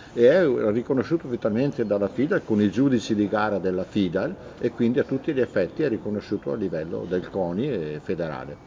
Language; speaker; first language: Italian; native; Italian